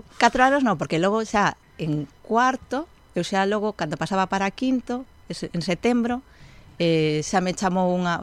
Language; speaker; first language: Galician; non-native, local second language; Spanish